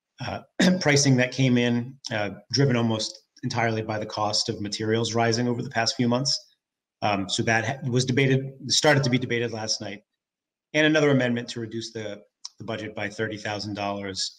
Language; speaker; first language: English; native; English